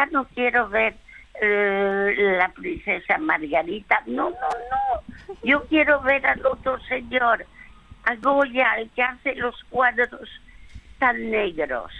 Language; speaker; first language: Spanish; early bilingual, other home language; French